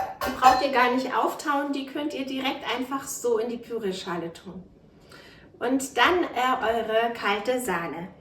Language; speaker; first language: German; native; German